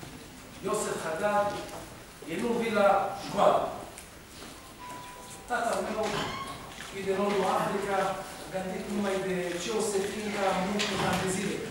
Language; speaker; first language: Romanian; non-native, learner; Hebrew